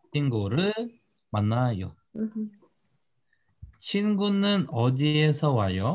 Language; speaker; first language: Korean; non-native, fluent; Russian